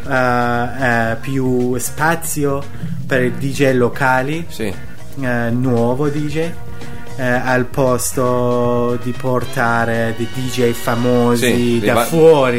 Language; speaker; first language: Italian; non-native, learner; Persian